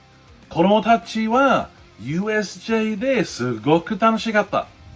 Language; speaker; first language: Japanese; non-native, learner; English